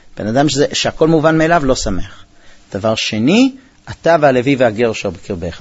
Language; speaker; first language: Hebrew; early bilingual, heritage; Hebrew